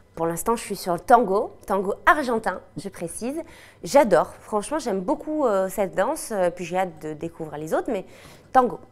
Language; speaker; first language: French; native; French